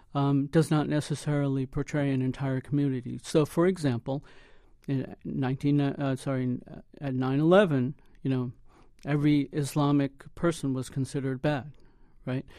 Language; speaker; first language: English; native; English